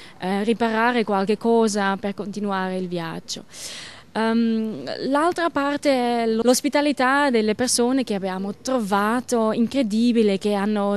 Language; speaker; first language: Italian; non-native, learner; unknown